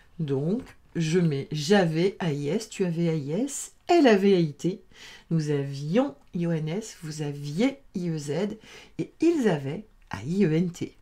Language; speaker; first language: French; native; French